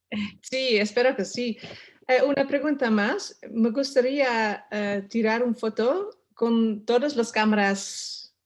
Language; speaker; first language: Spanish; non-native, learner; Dutch